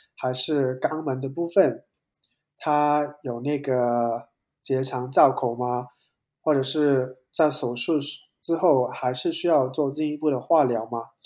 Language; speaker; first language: Chinese; non-native, local second language; Cantonese